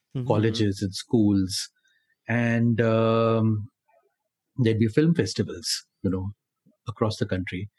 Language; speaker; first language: English; non-native, local second language; Hindi